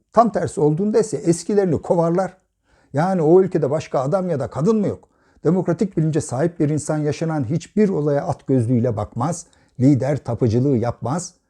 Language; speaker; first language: Turkish; native; Turkish